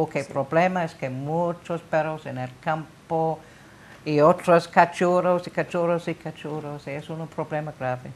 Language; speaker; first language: Spanish; non-native, learner; English